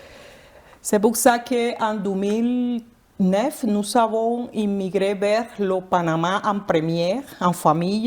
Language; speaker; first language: French; non-native, fluent; Spanish